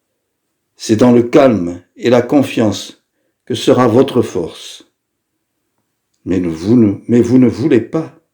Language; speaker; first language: French; native; French